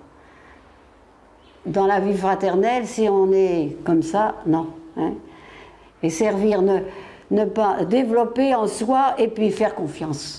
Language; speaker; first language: French; native; French